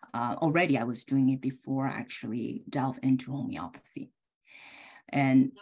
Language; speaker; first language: English; early bilingual, other home language; Korean